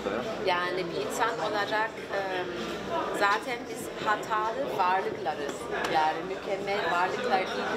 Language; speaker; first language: Turkish; early bilingual, heritage; German